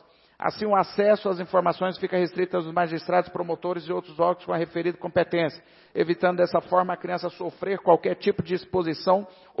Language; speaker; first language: Portuguese; native; Portuguese